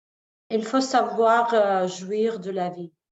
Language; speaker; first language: French; non-native, learner; Russian